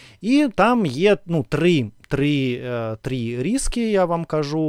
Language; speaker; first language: Ukrainian; non-native, learner; Russian